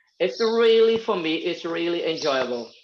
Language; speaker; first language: English; non-native, fluent; Portuguese